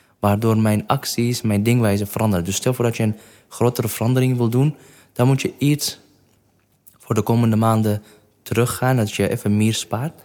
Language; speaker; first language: Dutch; non-native, fluent; Kurdish